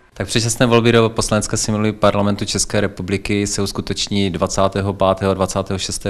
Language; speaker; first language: Czech; native; Czech